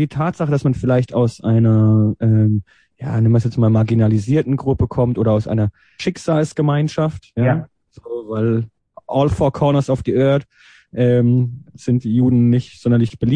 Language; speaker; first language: German; early bilingual, other home language; Hebrew